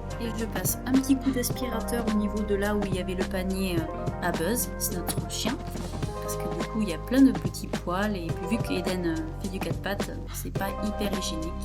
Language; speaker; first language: French; native; French